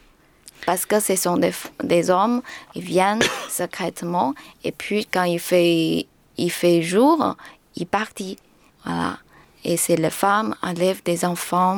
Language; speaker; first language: French; non-native, learner; Chinese